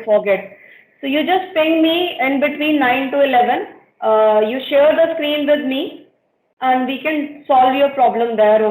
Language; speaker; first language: English; non-native, local second language; Hindi